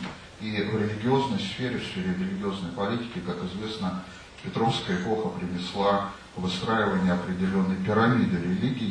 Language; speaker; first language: Russian; native; Russian